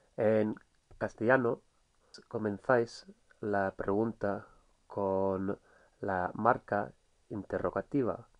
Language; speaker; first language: Spanish; non-native, fluent; English